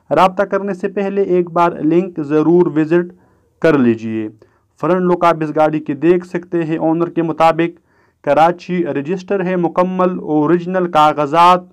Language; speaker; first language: Urdu; non-native, local second language; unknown